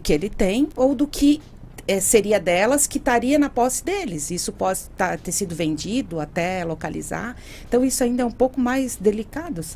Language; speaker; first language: Portuguese; native; Portuguese